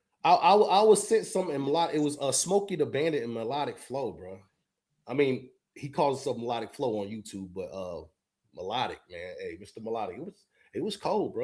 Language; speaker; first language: English; native; English